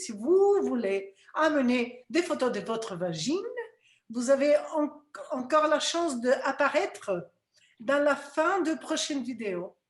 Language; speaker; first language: French; non-native, fluent; Spanish